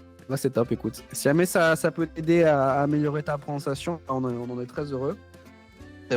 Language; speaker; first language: French; native; French